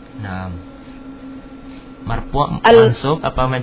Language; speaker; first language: Arabic; non-native, fluent; Indonesian